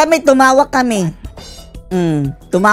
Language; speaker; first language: Filipino; native; Filipino